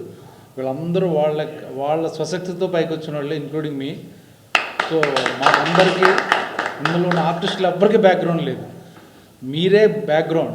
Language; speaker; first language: Telugu; native; Telugu